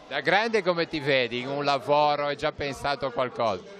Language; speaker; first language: Italian; native; Italian